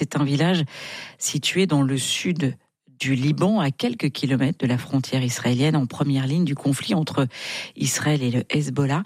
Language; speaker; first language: French; native; French